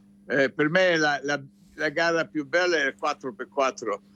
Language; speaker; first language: Italian; non-native, fluent; English